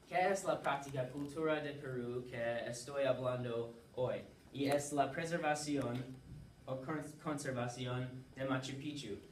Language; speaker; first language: Spanish; non-native, learner; English